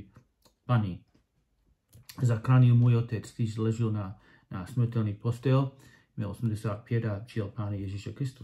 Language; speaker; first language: Czech; non-native, learner; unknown